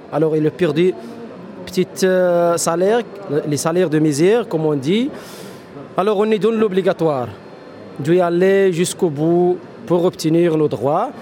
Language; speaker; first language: French; non-native, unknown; Arabic